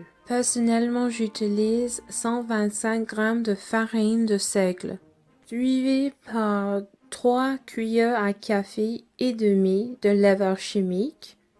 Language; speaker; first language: French; non-native, fluent; English